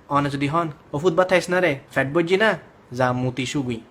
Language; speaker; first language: Bangla; native; Bangla